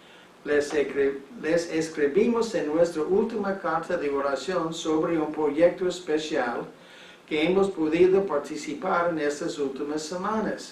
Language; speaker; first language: Spanish; non-native, fluent; English